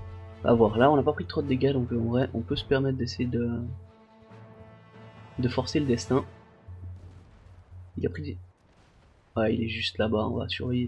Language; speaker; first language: French; native; French